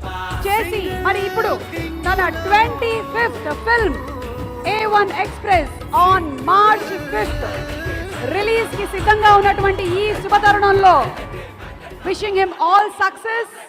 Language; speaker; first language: Telugu; native; Telugu